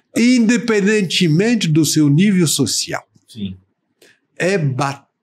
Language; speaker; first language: Portuguese; non-native, fluent; French